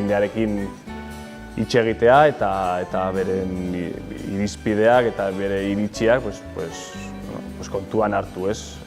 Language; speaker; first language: Basque; non-native, local second language; Spanish